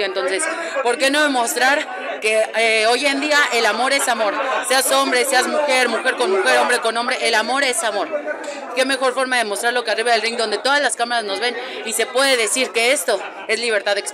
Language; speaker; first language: Spanish; native; Spanish